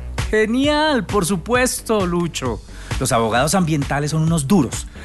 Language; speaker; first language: Spanish; native; Spanish